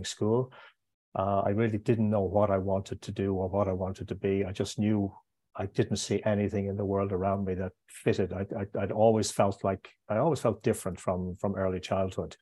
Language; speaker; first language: English; native; English